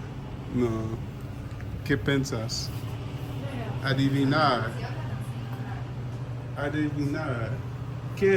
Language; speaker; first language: Spanish; non-native, learner; English